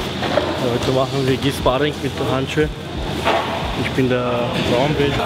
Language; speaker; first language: German; non-native, learner; Armenian